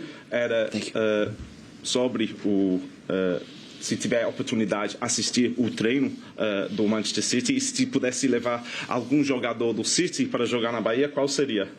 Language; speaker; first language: Portuguese; non-native, fluent; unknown